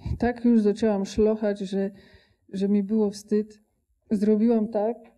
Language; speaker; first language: Polish; non-native, fluent; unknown